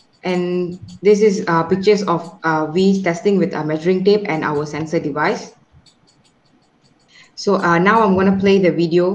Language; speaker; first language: English; non-native, local second language; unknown